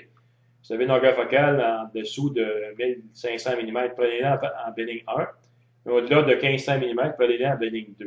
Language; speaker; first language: French; native; French